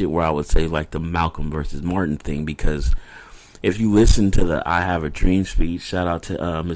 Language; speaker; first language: English; native; English